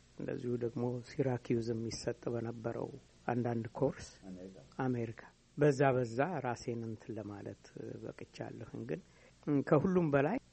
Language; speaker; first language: Amharic; native; Amharic